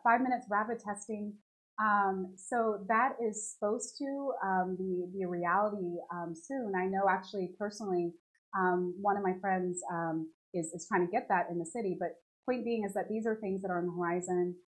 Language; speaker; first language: English; native; English